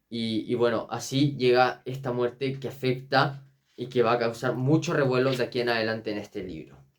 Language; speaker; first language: Spanish; native; Spanish